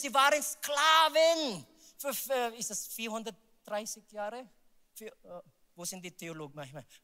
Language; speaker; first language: German; non-native, learner; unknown